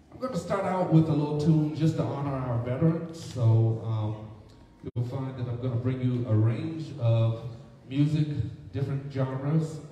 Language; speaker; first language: English; native; English